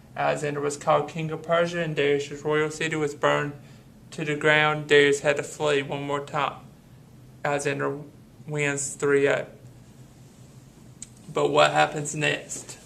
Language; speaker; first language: English; native; English